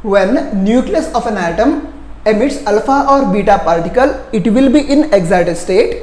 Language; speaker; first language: English; non-native, local second language; Kannada